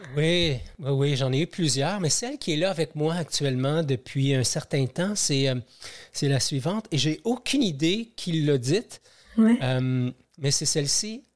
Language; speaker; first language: French; native; French